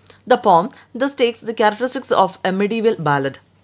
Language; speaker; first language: English; non-native, local second language; Malayalam